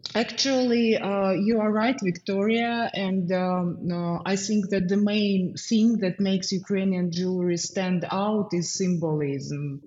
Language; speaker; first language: English; non-native, fluent; Ukrainian